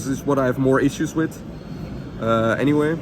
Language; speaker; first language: English; non-native, fluent; Dutch